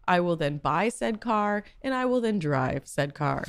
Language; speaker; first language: English; native; English